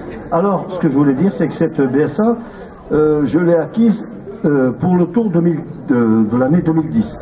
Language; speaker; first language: French; native; French